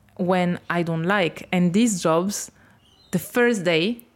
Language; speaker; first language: English; non-native, fluent; French